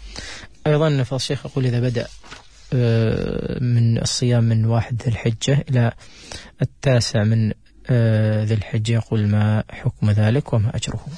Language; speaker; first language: Arabic; native; Arabic